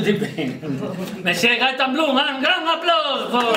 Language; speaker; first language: French; non-native, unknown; Spanish